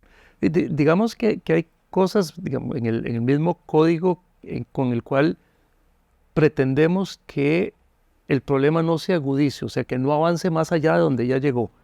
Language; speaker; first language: Spanish; native; Spanish